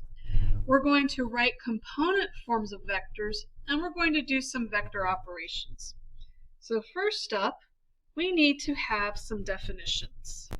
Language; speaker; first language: English; native; English